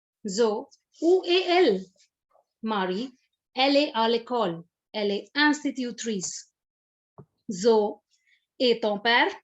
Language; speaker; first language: French; non-native, fluent; Hindi